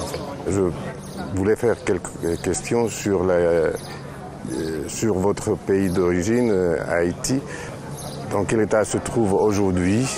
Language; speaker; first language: French; non-native, fluent; Greek